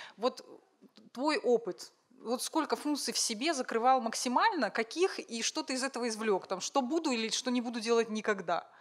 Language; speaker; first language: Russian; native; Russian